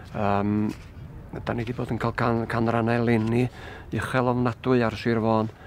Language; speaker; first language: Welsh; native; Welsh